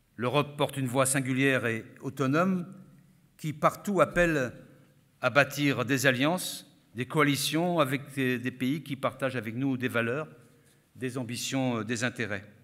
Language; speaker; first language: French; native; French